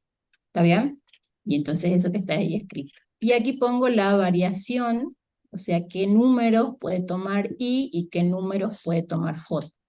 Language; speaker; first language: Spanish; native; Spanish